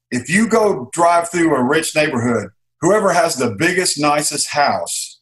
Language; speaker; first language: English; native; English